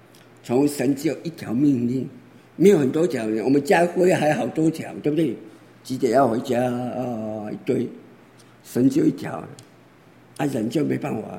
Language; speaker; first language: Chinese; native; Chinese